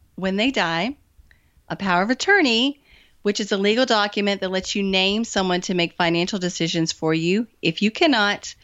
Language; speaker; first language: English; native; English